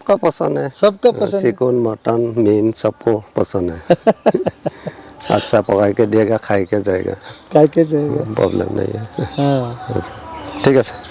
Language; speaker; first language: Hindi; non-native, local second language; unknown